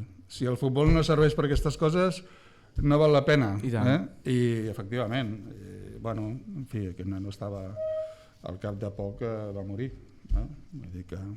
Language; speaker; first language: Catalan; native; Catalan